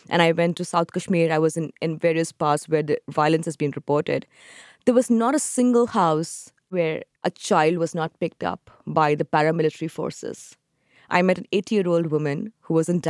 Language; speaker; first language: English; non-native, local second language; Urdu